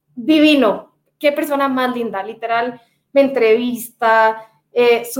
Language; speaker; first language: Spanish; native; Spanish